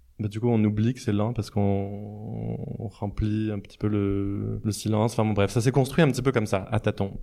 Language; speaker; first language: French; native; French